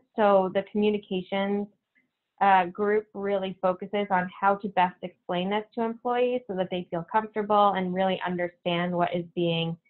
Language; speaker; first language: English; native; English